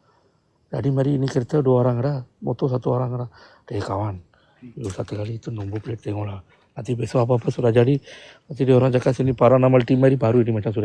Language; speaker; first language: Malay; non-native, local second language; Tamil